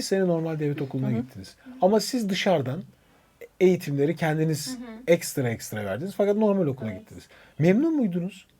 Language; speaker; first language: Turkish; native; Turkish